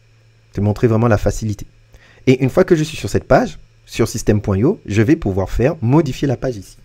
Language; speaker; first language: French; native; French